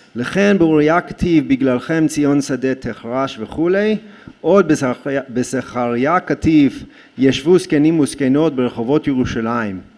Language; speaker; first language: Hebrew; non-native, fluent; English